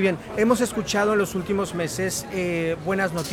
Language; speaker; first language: Spanish; native; Spanish